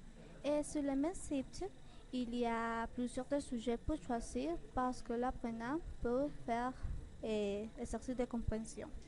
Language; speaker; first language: French; non-native, fluent; Spanish